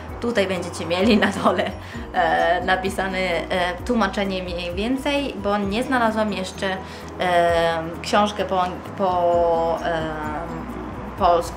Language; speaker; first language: Polish; early bilingual, heritage; Polish